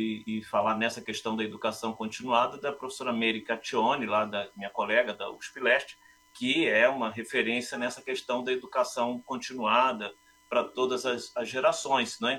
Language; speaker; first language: Portuguese; native; Portuguese